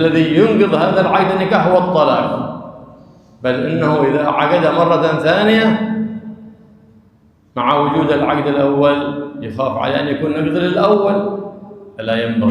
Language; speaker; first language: Arabic; native; Arabic